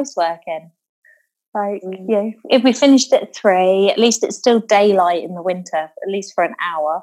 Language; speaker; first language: English; native; English